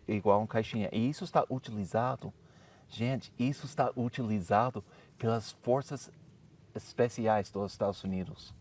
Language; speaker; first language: Portuguese; non-native, fluent; English